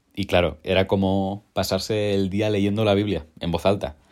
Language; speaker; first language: Spanish; native; Spanish